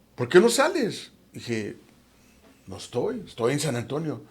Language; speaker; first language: Spanish; early bilingual, heritage; Spanish